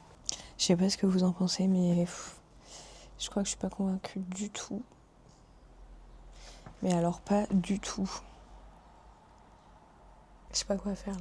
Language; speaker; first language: French; native; French